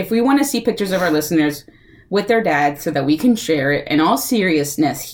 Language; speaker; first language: English; early bilingual, other home language; Spanish